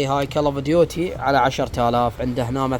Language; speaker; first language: Arabic; native; Arabic